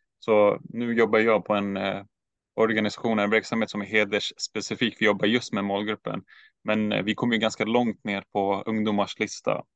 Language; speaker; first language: Swedish; early bilingual, other home language; Turkish